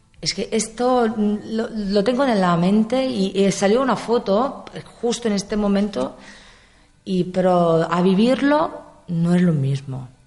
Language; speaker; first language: Spanish; non-native, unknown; Italian